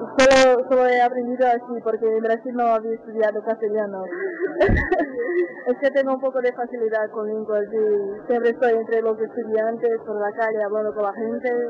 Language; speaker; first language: Spanish; non-native, learner; Portuguese